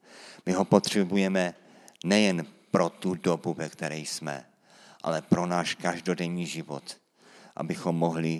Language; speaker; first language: Czech; native; Czech